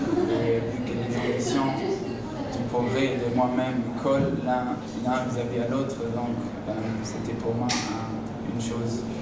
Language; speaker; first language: French; non-native, local second language; Luxembourgish